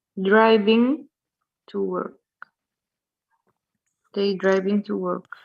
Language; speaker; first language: English; non-native, learner; Spanish